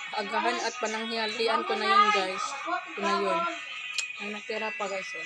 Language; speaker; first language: Filipino; non-native, local second language; Cebuano